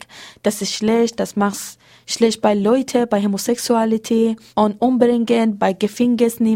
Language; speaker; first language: German; non-native, learner; Persian